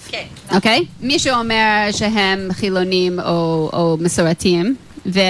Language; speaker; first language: Hebrew; non-native, fluent; English